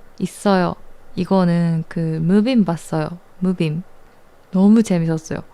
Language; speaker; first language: Korean; non-native, learner; Japanese